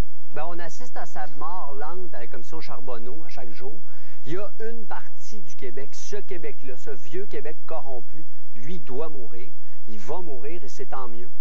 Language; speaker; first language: French; native; French